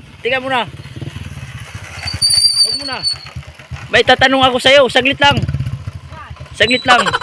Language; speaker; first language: Filipino; non-native, local second language; Waray